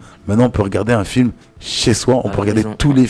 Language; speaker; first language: French; native; French